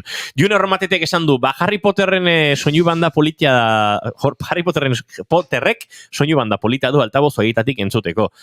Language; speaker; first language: Basque; native; Basque